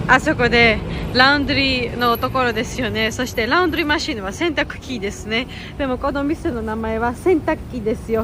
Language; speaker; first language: Japanese; non-native, fluent; Georgian